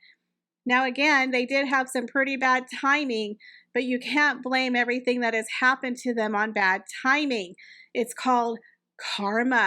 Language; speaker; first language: English; native; English